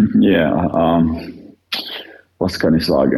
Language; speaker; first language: German; non-native, fluent; Finnish